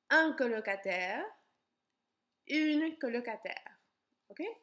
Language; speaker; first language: French; non-native, learner; English